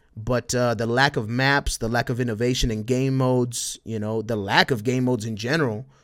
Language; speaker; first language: English; early bilingual, other home language; Spanish